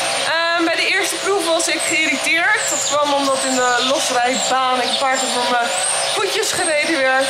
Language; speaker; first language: Dutch; native; Dutch